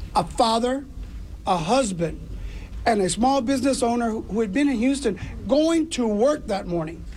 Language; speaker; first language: English; early bilingual, other home language; Spanish